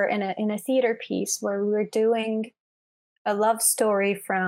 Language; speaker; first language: English; non-native, fluent; Persian